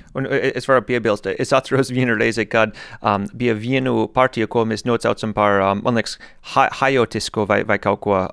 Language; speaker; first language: Latvian; non-native, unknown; English